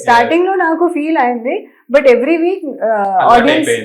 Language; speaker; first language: Telugu; non-native, learner; Hindi